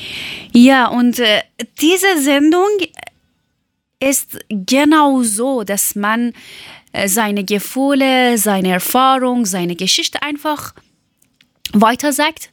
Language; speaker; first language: German; non-native, learner; Persian